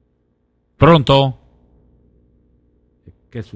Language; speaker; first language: Italian; native; Italian